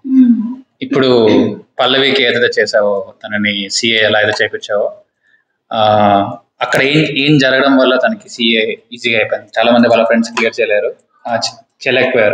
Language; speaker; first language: Telugu; native; Telugu